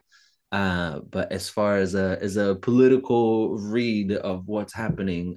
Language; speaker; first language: English; non-native, fluent; Italian